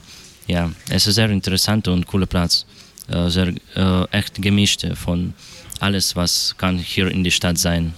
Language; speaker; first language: German; non-native, learner; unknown